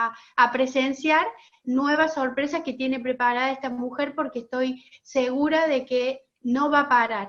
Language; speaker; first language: Spanish; native; Spanish